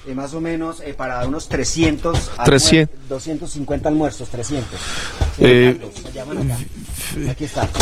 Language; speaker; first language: Spanish; native; Spanish